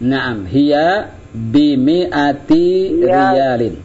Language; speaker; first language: Arabic; non-native, fluent; Indonesian